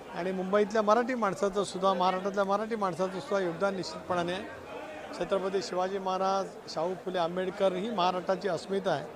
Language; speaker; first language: Marathi; native; Marathi